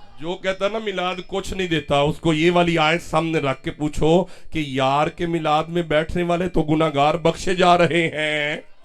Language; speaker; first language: Urdu; non-native, local second language; Punjabi